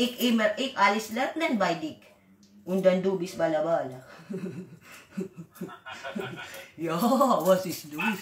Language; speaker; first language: German; non-native, learner; Waray